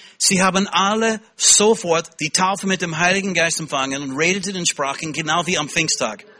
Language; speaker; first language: German; non-native, fluent; English